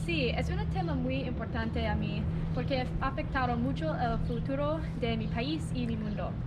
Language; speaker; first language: Spanish; non-native, learner; English